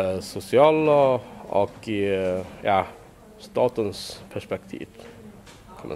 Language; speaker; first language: Swedish; non-native, fluent; Chinese